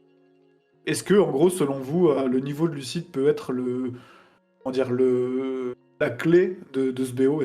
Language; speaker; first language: French; native; French